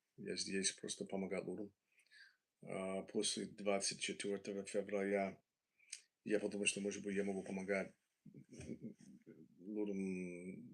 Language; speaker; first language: Russian; non-native, learner; English